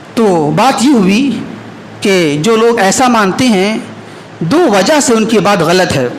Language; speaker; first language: Urdu; native; Urdu